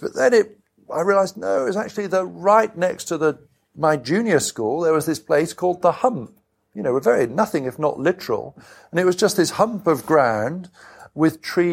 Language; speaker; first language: English; native; English